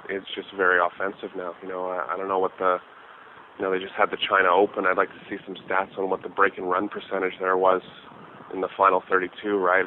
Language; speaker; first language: English; native; English